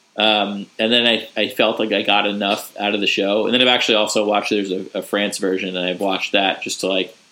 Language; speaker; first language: English; native; English